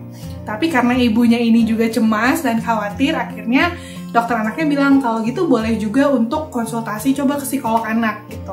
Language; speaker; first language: Indonesian; native; Indonesian